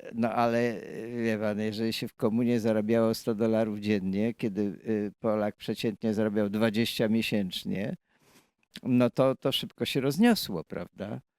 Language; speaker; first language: Polish; native; Polish